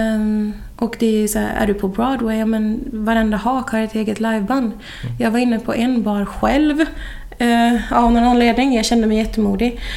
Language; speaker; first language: Swedish; native; Swedish